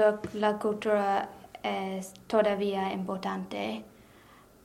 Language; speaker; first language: Spanish; non-native, learner; English